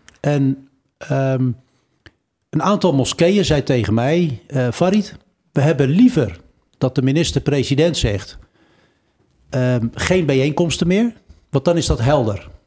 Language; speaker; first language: Dutch; early bilingual, other home language; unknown